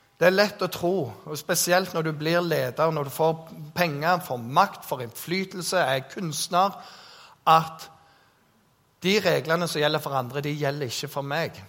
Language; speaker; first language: Norwegian; native; Norwegian